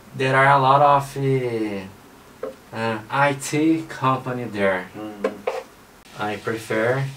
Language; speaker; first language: English; non-native, learner; Portuguese